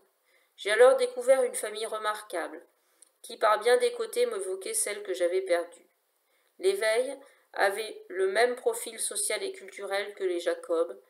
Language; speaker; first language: French; native; French